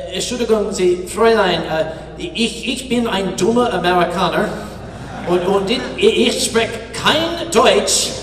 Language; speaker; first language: German; non-native, learner; English